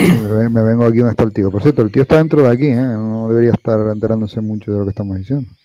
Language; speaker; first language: Spanish; native; Spanish